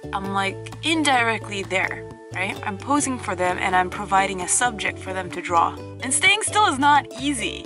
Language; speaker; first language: English; native; English